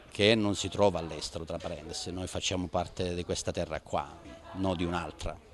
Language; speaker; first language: Italian; native; Italian